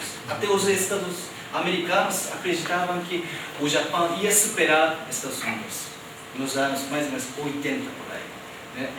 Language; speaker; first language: Portuguese; non-native, fluent; Japanese